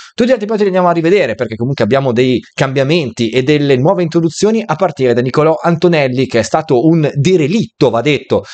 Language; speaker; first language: Italian; native; Italian